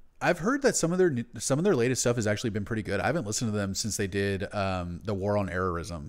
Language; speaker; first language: English; native; English